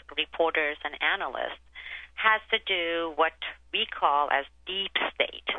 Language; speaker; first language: English; non-native, fluent; Turkish